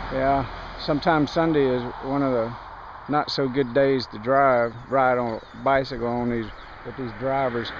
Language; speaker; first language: English; native; English